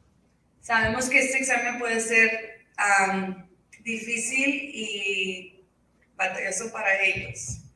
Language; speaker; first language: Spanish; early bilingual, heritage; Spanish